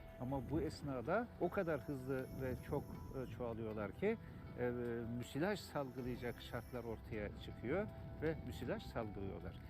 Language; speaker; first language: Turkish; native; Turkish